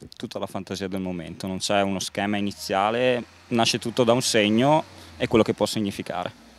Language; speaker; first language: Italian; native; Italian